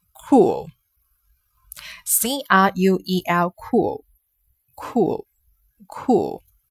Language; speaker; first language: English; non-native, fluent; Chinese